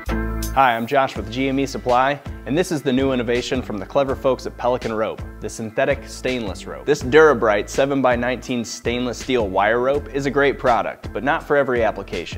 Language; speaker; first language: English; native; English